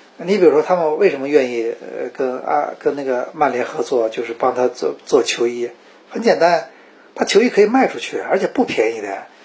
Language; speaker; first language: Chinese; native; Chinese